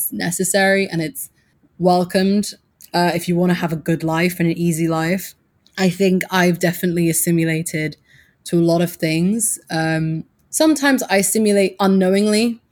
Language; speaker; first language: English; native; English